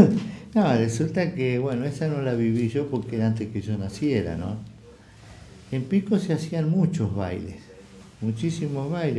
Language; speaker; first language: Spanish; native; Spanish